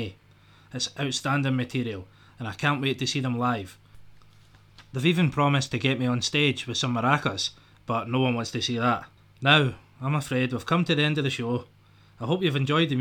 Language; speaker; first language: English; native; English